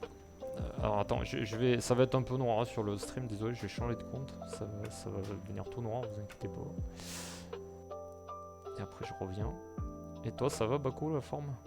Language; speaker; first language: French; native; French